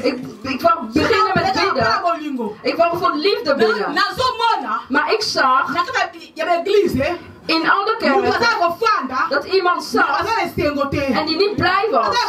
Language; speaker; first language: Dutch; non-native, fluent; Lingala